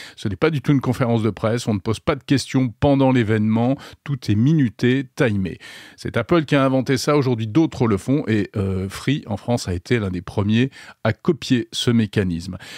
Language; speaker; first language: French; native; French